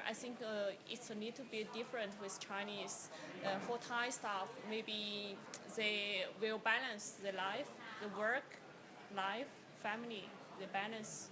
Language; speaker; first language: English; non-native, learner; Chinese